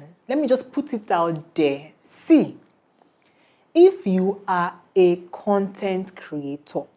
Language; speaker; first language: English; non-native, local second language; Igbo